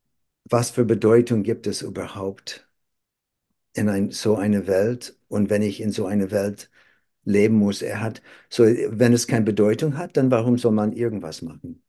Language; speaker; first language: German; non-native, fluent; English